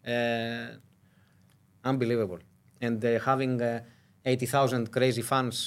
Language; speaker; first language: English; non-native, fluent; Greek